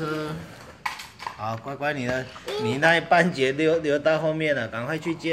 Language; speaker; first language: Chinese; native; Chinese